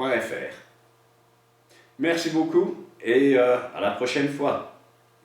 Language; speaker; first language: French; non-native, fluent; English